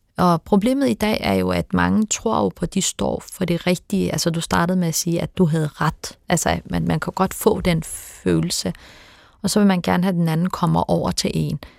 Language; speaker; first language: Danish; early bilingual, other home language; Turkish